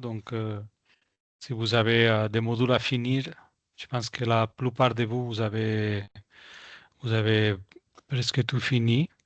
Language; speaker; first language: French; non-native, fluent; Spanish